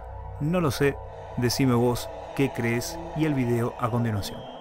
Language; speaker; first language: Spanish; native; Spanish